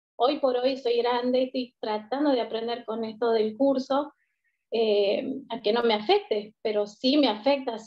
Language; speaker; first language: Spanish; native; Spanish